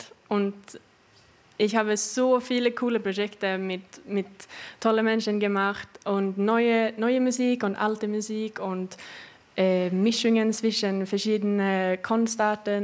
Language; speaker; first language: German; non-native, learner; Swedish